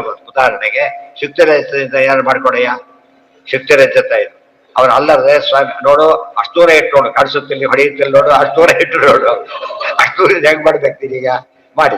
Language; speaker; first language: Kannada; native; Kannada